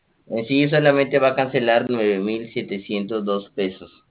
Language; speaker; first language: Spanish; native; Spanish